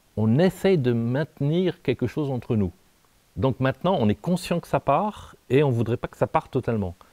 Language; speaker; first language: French; native; French